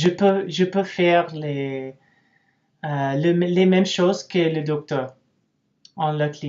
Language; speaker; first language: French; non-native, learner; English